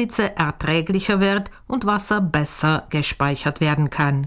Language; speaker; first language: German; non-native, fluent; Czech